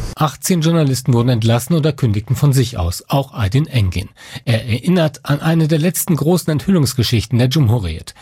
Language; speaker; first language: German; native; German